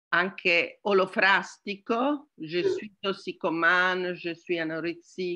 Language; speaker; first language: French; non-native, learner; Italian